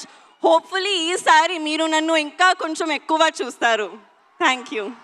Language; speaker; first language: Telugu; non-native, learner; Hindi